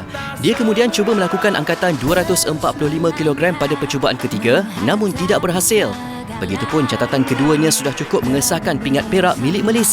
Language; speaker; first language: Malay; native; Malay